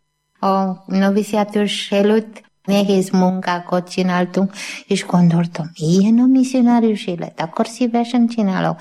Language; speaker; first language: Hungarian; non-native, learner; Malayalam